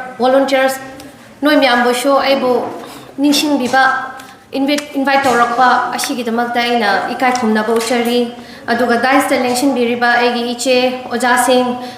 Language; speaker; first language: Manipuri; non-native, local second language; Tangkhul Naga (India)